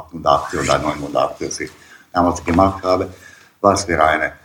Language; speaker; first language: German; non-native, learner; Bosnian